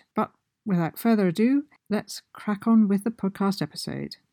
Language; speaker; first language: English; native; English